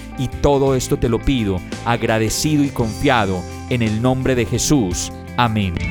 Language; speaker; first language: Spanish; native; Spanish